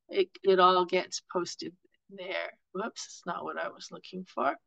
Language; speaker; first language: English; native; English